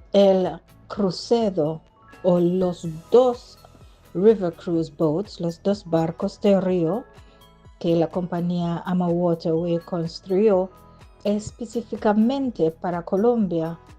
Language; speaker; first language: Spanish; non-native, fluent; English